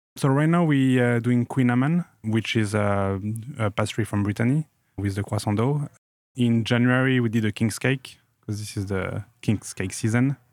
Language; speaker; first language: English; non-native, fluent; French